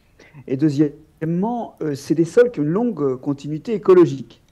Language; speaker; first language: French; native; French